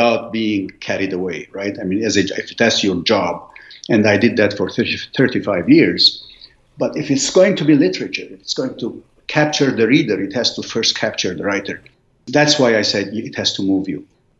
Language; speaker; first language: English; non-native, fluent; Arabic